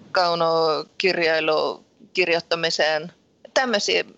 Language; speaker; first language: Finnish; early bilingual, heritage; Finnish